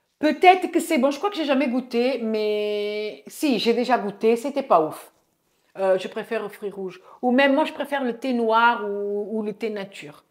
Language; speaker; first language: French; early bilingual, other home language; Portuguese